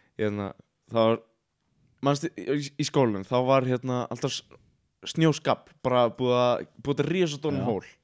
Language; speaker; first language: Icelandic; native; Icelandic